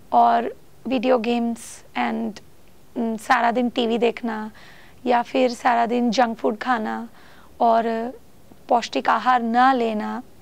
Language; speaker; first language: Hindi; non-native, local second language; Marathi